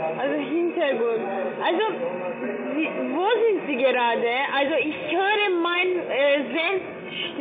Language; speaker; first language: German; non-native, learner; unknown